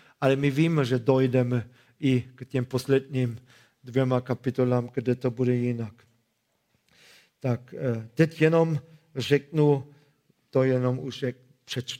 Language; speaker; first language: Czech; non-native, fluent; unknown